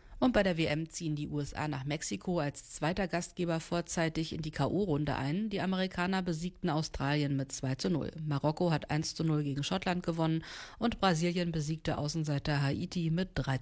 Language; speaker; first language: German; native; German